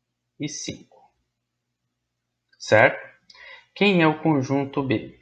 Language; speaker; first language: Portuguese; native; Portuguese